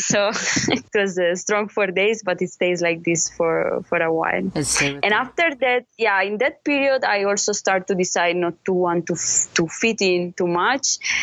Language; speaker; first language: English; non-native, learner; Italian